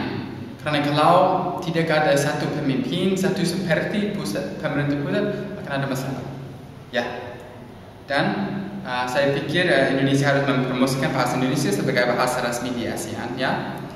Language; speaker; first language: Indonesian; non-native, learner; English